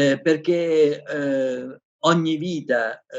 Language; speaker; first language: Italian; native; Italian